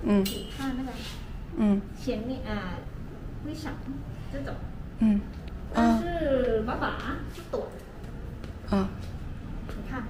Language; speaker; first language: Chinese; non-native, learner; Thai